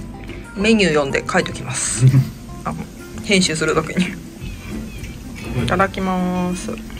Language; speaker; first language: Japanese; native; Japanese